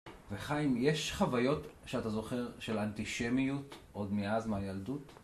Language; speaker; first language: Hebrew; native; Hebrew